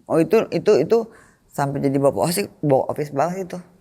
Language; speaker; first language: Indonesian; native; Indonesian